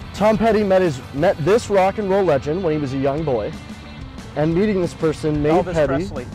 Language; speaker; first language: English; native; English